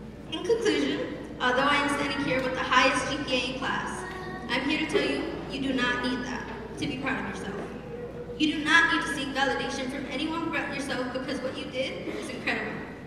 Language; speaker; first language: English; early bilingual, other home language; Spanish